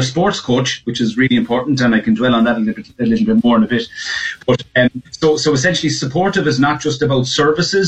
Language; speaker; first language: English; native; English